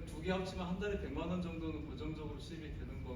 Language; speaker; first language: Korean; native; Korean